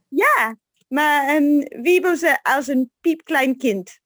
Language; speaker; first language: Dutch; non-native, learner; English